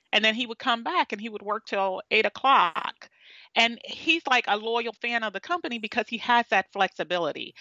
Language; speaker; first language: English; native; English